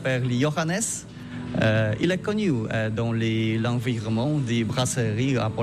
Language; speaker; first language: French; non-native, learner; Polish